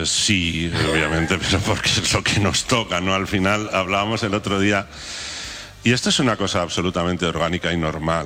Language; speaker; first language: Spanish; native; Spanish